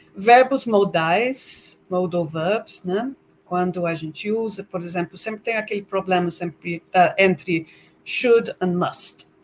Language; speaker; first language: Portuguese; non-native, fluent; English